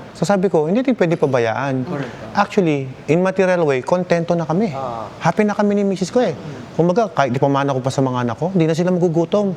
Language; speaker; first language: Filipino; native; Filipino